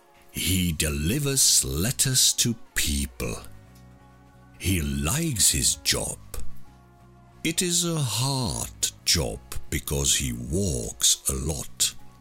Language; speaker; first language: English; non-native, fluent; Czech